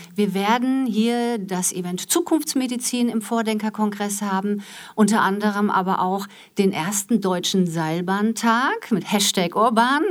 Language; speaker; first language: German; native; German